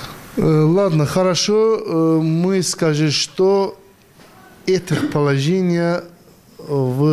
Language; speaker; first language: Russian; non-native, local second language; Azerbaijani